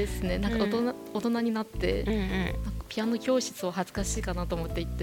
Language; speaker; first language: Japanese; non-native, fluent; Chinese